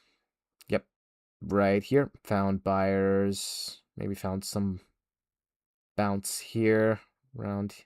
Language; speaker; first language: English; native; English